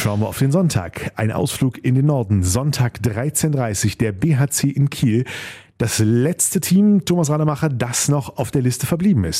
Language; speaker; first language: German; native; German